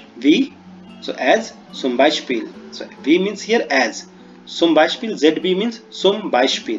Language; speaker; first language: German; non-native, fluent; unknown